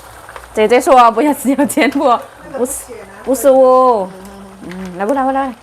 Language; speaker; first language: Chinese; non-native, learner; Javanese